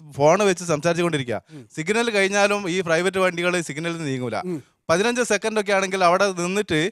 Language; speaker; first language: Malayalam; native; Malayalam